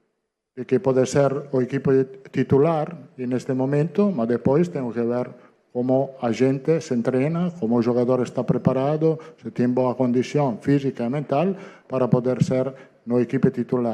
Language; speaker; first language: Portuguese; non-native, fluent; Italian